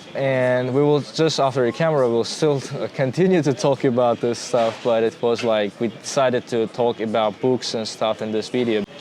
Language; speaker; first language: English; non-native, fluent; Azerbaijani